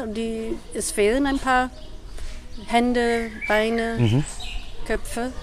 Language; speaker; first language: German; non-native, fluent; English